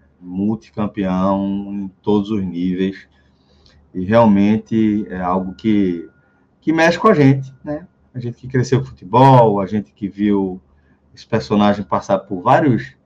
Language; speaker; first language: Portuguese; native; Portuguese